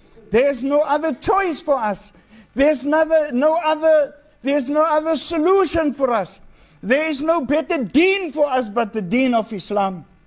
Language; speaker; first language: English; non-native, local second language; Afrikaans